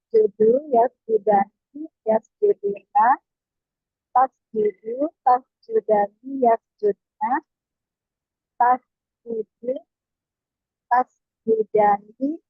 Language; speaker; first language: Arabic; non-native, learner; Indonesian